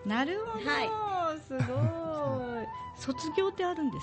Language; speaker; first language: Japanese; native; Japanese